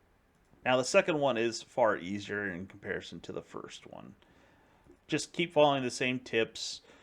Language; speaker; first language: English; native; English